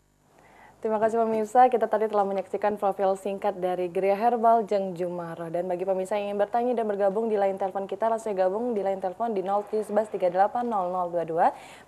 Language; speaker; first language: Indonesian; native; Indonesian